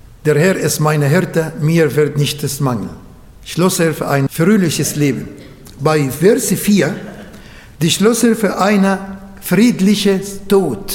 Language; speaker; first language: German; non-native, learner; Arabic